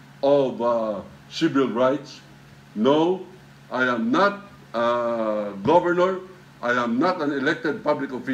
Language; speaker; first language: English; non-native, local second language; Filipino